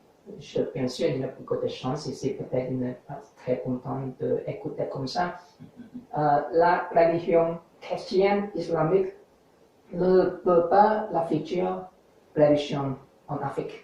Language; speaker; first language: French; non-native, learner; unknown